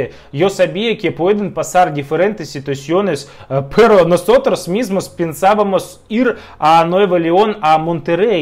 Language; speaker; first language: Spanish; non-native, fluent; Russian